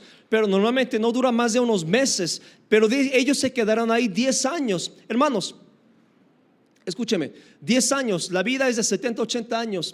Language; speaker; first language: Spanish; native; Spanish